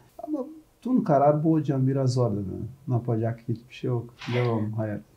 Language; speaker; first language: Turkish; non-native, learner; Portuguese